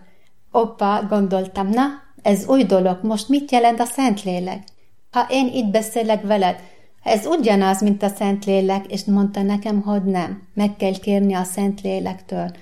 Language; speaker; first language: Hungarian; non-native, learner; Arabic